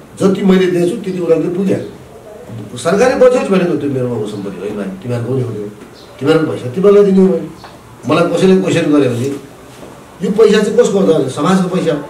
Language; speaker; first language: Nepali; non-native, local second language; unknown